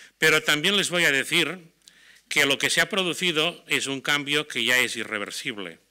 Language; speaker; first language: Spanish; non-native, local second language; Catalan